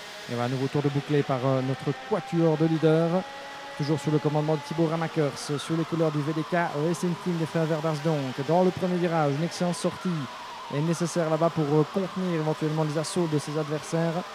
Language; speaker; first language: French; native; French